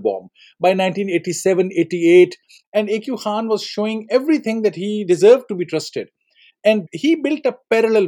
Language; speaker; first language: English; non-native, local second language; Urdu